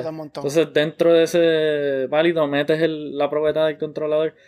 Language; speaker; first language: Spanish; native; Spanish